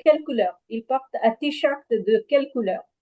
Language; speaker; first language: French; non-native, fluent; Bangla